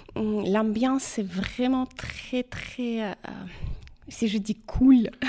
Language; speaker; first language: French; non-native, fluent; Ukrainian